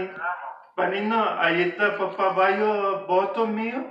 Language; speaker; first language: Spanish; early bilingual, heritage; English